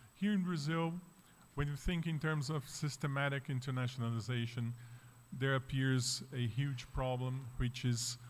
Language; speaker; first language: English; non-native, fluent; Portuguese